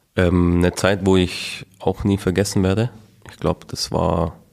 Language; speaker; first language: German; native; German